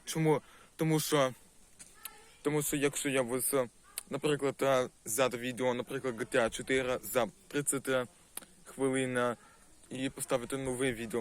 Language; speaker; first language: Ukrainian; non-native, local second language; Russian